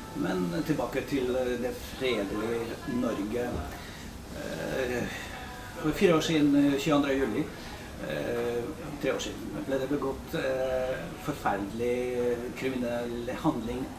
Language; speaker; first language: Norwegian; non-native, fluent; Polish